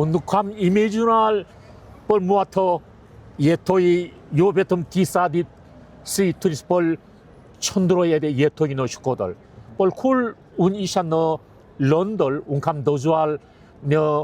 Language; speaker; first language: Albanian; non-native, learner; Korean